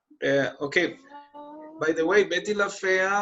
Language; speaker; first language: English; non-native, fluent; Spanish